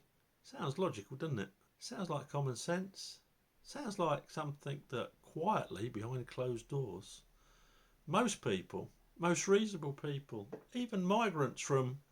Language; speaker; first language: English; native; English